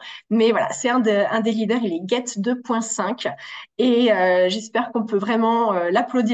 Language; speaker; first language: French; native; French